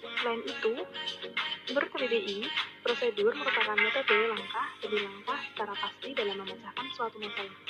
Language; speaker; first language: Indonesian; native; Indonesian